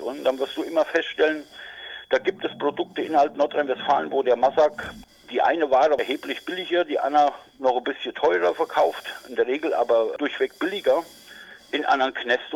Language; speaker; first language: German; native; German